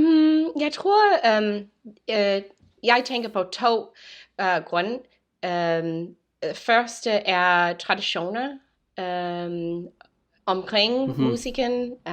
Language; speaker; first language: Danish; non-native, fluent; English